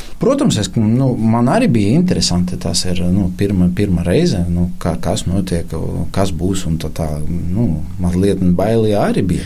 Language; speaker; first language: Latvian; non-native, local second language; Russian